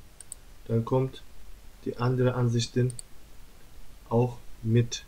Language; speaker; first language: German; non-native, learner; Turkish